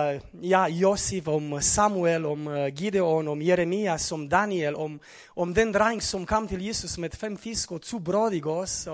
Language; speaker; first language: Norwegian; non-native, fluent; Romanian